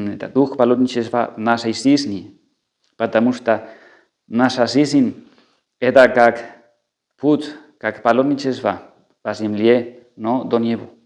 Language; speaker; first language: Russian; non-native, fluent; Spanish